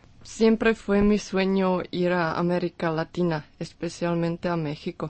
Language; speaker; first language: Spanish; non-native, fluent; Czech